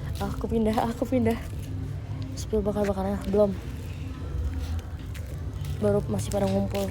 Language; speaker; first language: Indonesian; native; Indonesian